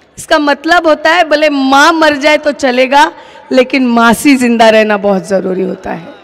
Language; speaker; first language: Hindi; non-native, local second language; Marathi